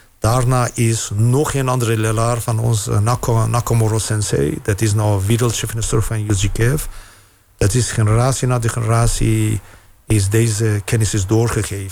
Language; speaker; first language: Dutch; non-native, fluent; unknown